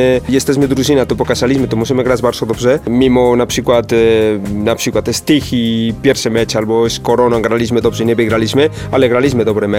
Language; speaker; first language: Polish; non-native, fluent; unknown